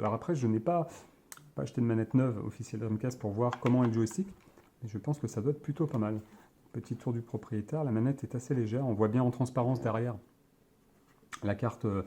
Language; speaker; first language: French; native; French